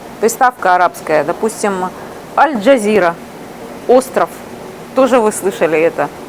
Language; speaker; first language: Russian; native; Russian